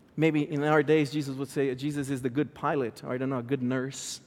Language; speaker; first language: English; non-native, fluent; Portuguese